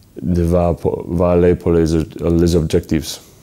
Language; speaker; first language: French; non-native, learner; English